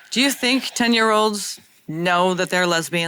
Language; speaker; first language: English; native; English